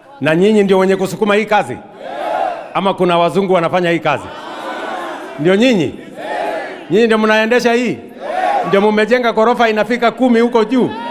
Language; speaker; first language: Swahili; non-native, local second language; Kalenjin